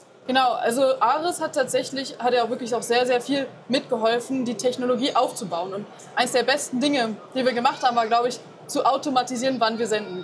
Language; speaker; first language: German; native; German